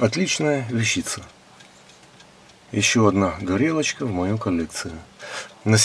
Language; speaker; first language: Russian; native; Russian